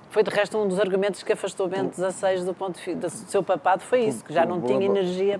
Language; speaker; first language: Portuguese; native; Portuguese